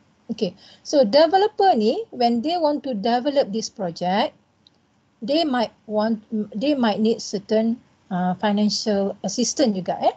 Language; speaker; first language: English; non-native, local second language; Malay